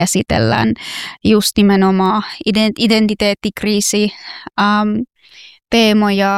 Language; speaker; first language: Finnish; non-native, fluent; Persian